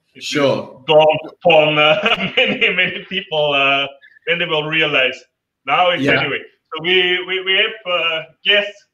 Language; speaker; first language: English; non-native, fluent; German